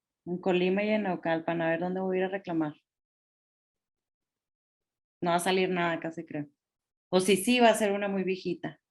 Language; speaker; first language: Spanish; native; Spanish